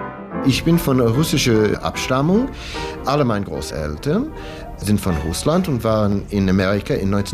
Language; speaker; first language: German; non-native, fluent; English